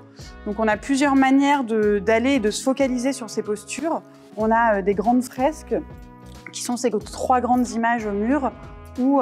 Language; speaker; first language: French; native; French